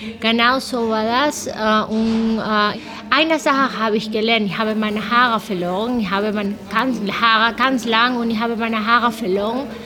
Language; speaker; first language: German; non-native, fluent; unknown